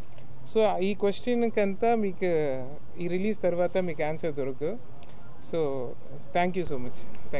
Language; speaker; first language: Telugu; non-native, learner; Tamil